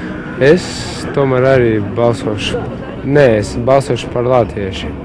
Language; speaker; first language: Latvian; non-native, local second language; Russian